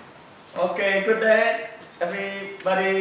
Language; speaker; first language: English; non-native, learner; Indonesian